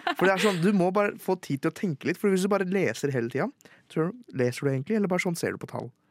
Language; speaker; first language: Norwegian; non-native, fluent; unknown